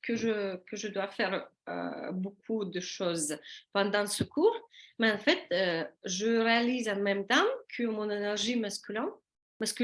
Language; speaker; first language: French; non-native, learner; Russian